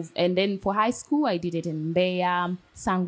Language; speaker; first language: English; non-native, local second language; Swahili